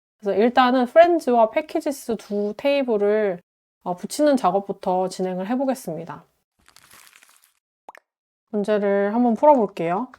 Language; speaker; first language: Korean; native; Korean